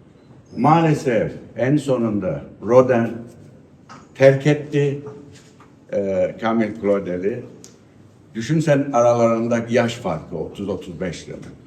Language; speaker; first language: Turkish; early bilingual, heritage; Turkish